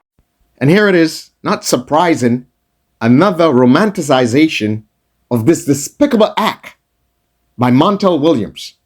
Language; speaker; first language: English; native; English